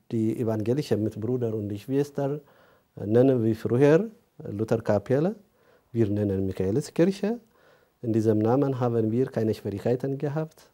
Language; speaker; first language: German; non-native, learner; Amharic